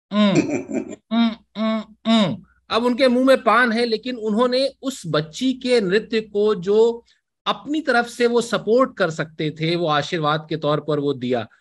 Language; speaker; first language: Hindi; native; Hindi